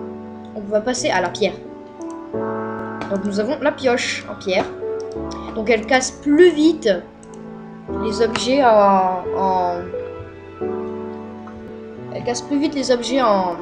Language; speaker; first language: French; native; French